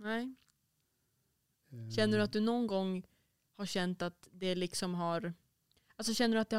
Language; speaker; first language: Swedish; native; Swedish